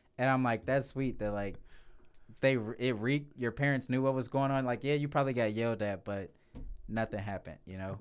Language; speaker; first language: English; native; English